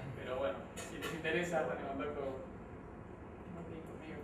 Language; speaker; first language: Spanish; native; Spanish